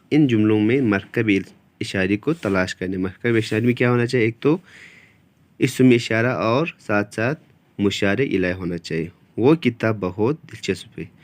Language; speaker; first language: Urdu; non-native, local second language; Kashmiri